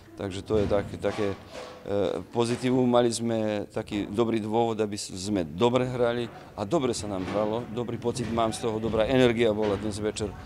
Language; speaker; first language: Slovak; native; Slovak